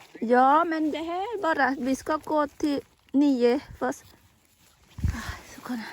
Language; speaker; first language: Swedish; non-native, learner; Thai